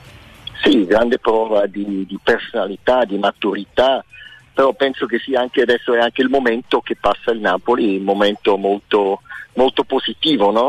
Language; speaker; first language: Italian; early bilingual, heritage; Italian